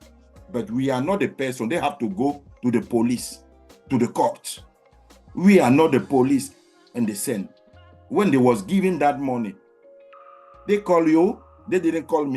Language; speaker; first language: English; non-native, learner; French